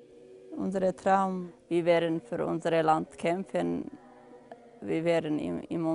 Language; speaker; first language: German; non-native, fluent; Aramaic